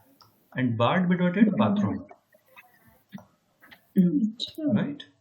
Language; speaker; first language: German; non-native, learner; Hindi